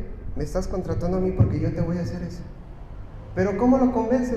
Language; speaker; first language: Spanish; native; Spanish